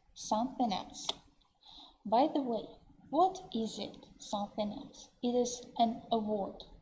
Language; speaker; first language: English; non-native, fluent; Russian